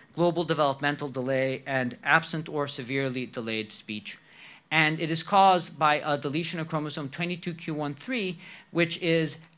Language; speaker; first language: English; non-native, fluent; Spanish